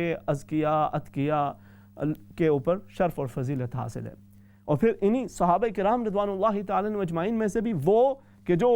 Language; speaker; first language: Urdu; native; Urdu